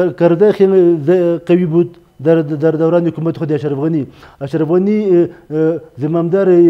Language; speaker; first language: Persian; non-native, local second language; Pashto